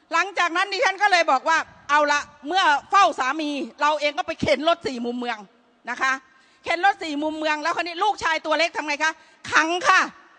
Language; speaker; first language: Thai; native; Thai